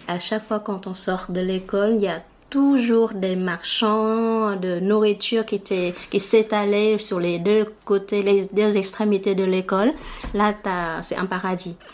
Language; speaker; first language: French; non-native, fluent; Vietnamese